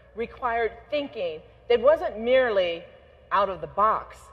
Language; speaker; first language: English; native; English